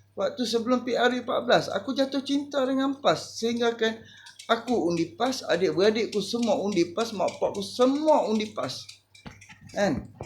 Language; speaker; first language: Malay; native; Malay